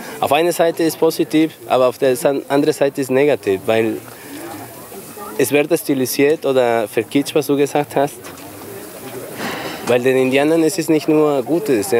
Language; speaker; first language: German; non-native, fluent; Spanish